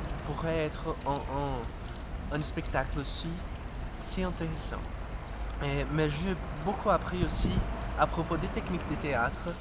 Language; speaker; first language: French; non-native, fluent; Portuguese